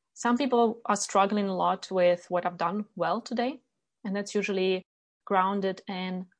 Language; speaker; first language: English; non-native, fluent; Ukrainian